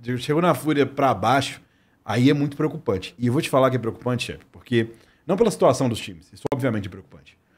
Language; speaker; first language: Portuguese; native; Portuguese